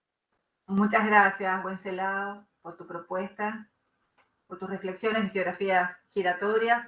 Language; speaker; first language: Spanish; native; Spanish